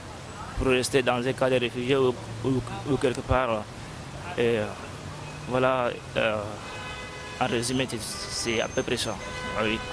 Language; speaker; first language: French; non-native, fluent; Arabic